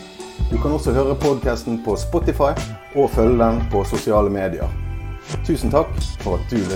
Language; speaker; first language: Norwegian; native; Norwegian